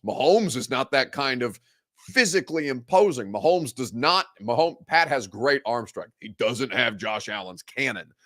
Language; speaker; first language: English; native; English